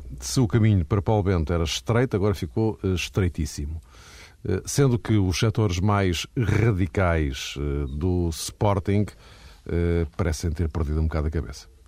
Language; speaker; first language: Portuguese; native; Portuguese